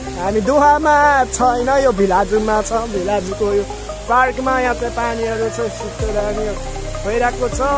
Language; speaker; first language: Nepali; non-native, local second language; Rana Tharu